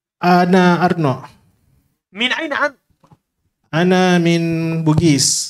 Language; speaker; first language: Arabic; non-native, learner; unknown